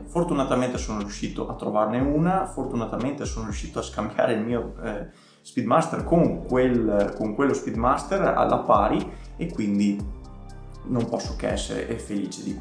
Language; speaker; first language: Italian; native; Italian